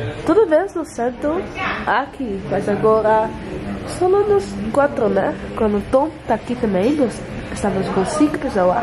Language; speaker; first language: Portuguese; non-native, learner; Dutch